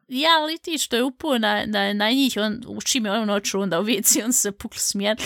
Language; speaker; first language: Bosnian; native; Bosnian